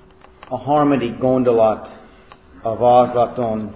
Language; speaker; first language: Hungarian; non-native, fluent; English